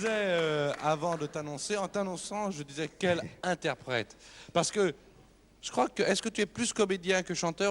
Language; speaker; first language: French; native; French